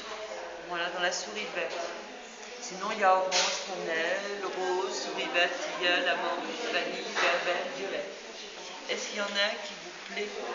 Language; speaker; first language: French; native; French